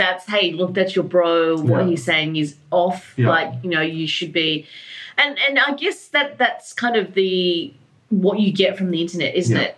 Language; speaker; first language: English; native; English